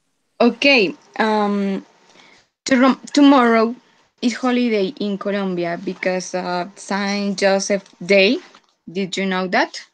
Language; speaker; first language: English; non-native, fluent; Spanish